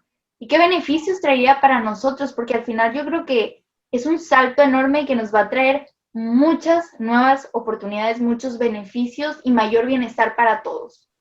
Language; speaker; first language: Spanish; native; Spanish